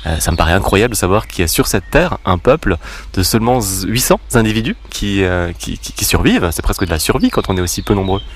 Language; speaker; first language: French; native; French